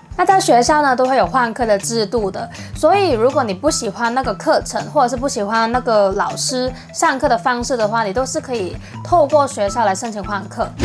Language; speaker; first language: Chinese; non-native, local second language; Cantonese